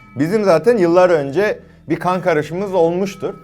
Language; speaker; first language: Turkish; non-native, fluent; Korean